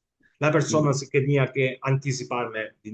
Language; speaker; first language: Spanish; non-native, fluent; Italian